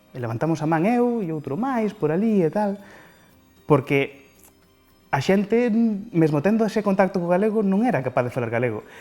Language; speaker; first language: Galician; non-native, local second language; Spanish